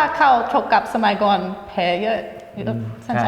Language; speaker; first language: Thai; non-native, fluent; English